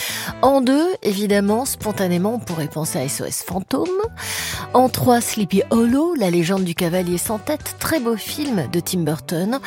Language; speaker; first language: French; native; French